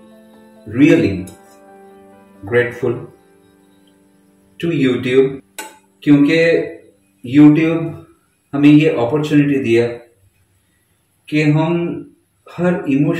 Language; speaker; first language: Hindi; non-native, local second language; Bangla